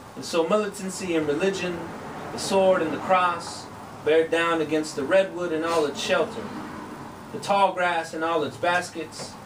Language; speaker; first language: English; native; English